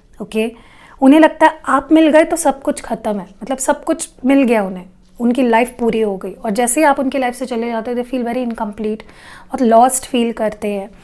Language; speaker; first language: Hindi; non-native, local second language; Marathi